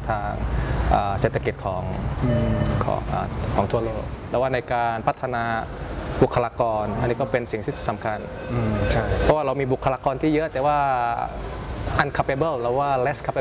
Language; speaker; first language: Thai; early bilingual, other home language; Indonesian